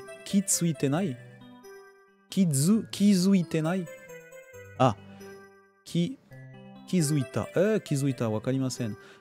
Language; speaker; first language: Japanese; non-native, learner; French